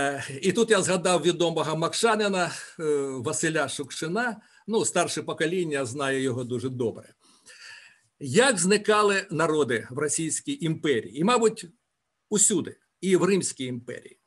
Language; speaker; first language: Ukrainian; native; Ukrainian